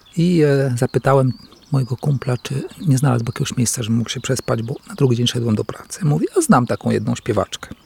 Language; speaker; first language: Polish; native; Polish